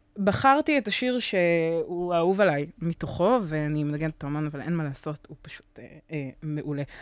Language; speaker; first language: Hebrew; native; Hebrew